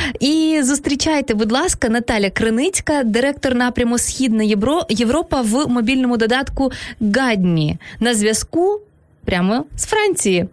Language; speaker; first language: Ukrainian; native; Ukrainian